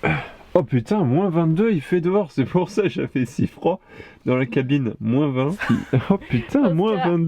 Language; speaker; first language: French; native; French